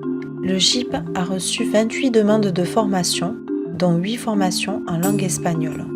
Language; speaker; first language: French; native; French